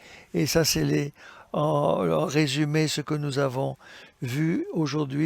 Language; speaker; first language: French; non-native, fluent; English